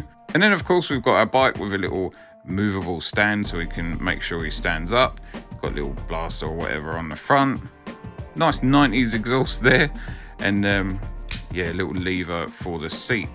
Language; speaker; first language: English; native; English